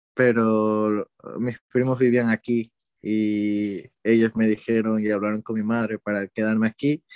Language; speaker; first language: Spanish; native; Spanish